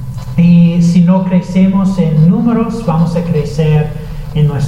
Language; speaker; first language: Spanish; non-native, learner; English